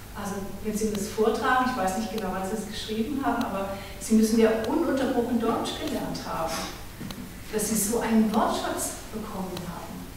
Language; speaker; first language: German; non-native, fluent; Tuvinian